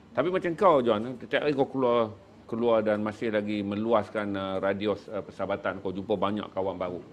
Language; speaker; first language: Malay; native; Malay